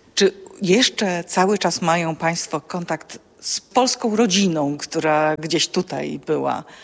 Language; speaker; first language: Polish; native; Polish